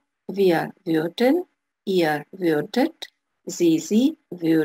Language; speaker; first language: German; non-native, fluent; Russian